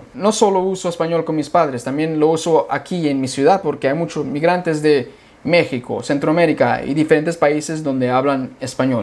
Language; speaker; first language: Spanish; early bilingual, heritage; English